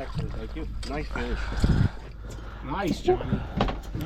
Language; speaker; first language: English; native; English